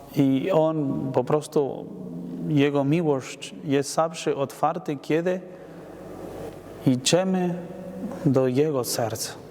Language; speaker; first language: Polish; non-native, learner; Spanish